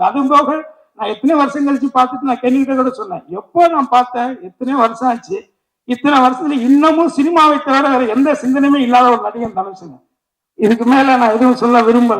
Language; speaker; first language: Tamil; native; Tamil